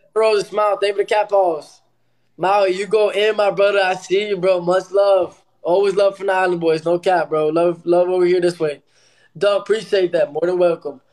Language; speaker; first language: English; early bilingual, other home language; Spanish